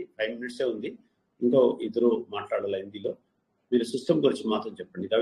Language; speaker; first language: Telugu; non-native, fluent; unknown